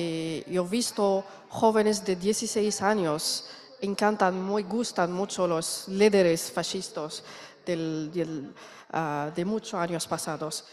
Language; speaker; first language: Spanish; non-native, learner; Arabic